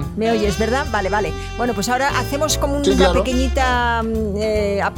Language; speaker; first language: Spanish; native; Spanish